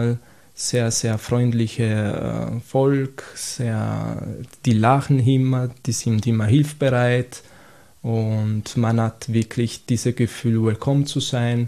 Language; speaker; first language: German; non-native, fluent; Italian